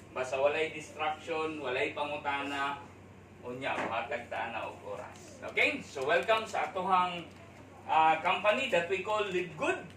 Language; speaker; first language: Cebuano; non-native, local second language; Waray